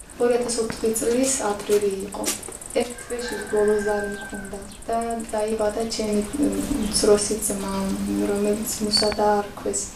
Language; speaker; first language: Georgian; non-native, local second language; Azerbaijani